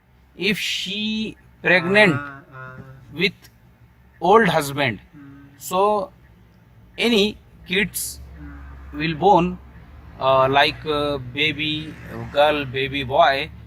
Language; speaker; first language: English; non-native, local second language; Hindi